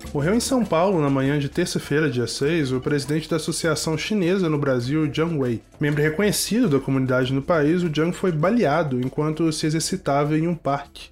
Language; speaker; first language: Portuguese; native; Portuguese